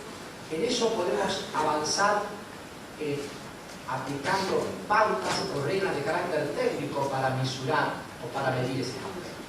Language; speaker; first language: Spanish; native; Spanish